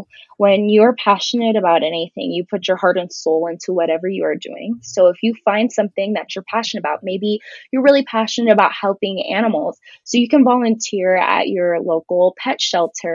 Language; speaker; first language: English; native; English